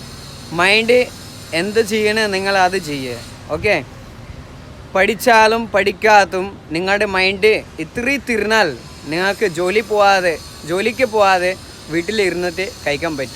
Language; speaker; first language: Malayalam; non-native, local second language; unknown